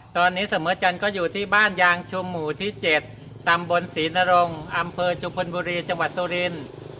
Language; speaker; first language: Thai; native; Thai